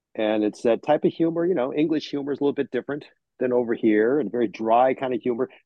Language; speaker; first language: English; native; English